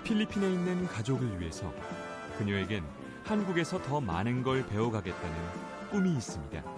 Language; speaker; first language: Korean; native; Korean